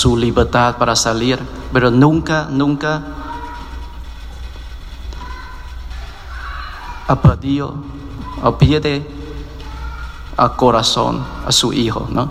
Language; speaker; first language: Spanish; non-native, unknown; Vietnamese